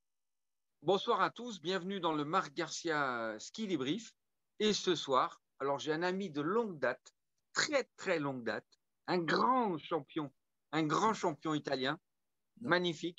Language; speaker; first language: French; native; French